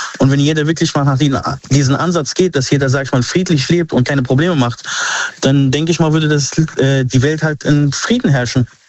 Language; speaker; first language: German; early bilingual, other home language; Arabic